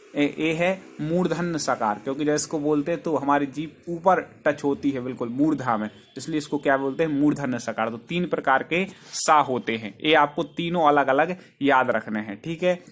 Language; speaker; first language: Hindi; native; Hindi